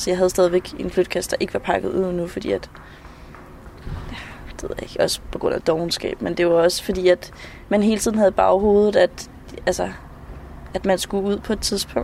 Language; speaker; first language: Danish; native; Danish